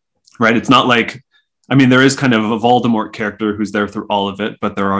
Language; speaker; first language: English; native; English